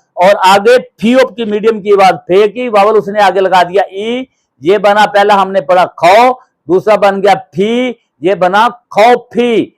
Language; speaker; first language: Urdu; native; Urdu